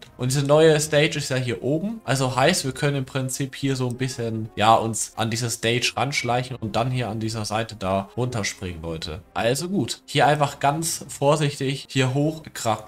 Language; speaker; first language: German; native; German